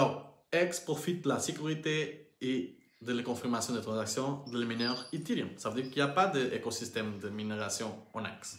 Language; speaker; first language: French; non-native, learner; Portuguese